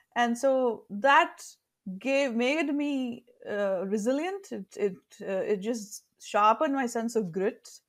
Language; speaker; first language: English; non-native, local second language; Tamil